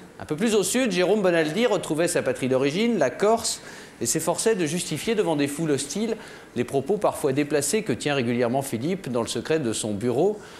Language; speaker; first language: French; native; French